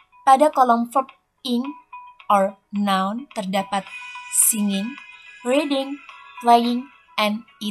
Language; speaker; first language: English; non-native, fluent; Indonesian